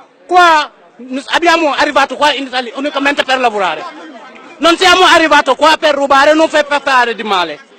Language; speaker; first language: Italian; non-native, learner; Wolof